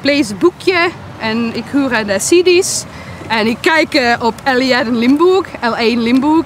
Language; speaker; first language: Dutch; non-native, learner; Polish